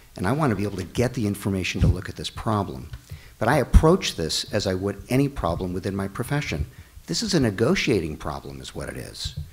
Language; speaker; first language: English; native; English